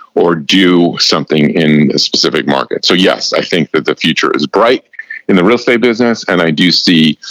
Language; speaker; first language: English; native; English